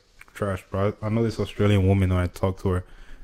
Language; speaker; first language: English; non-native, local second language; Igbo